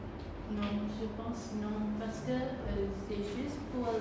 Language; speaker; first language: French; non-native, learner; Khmer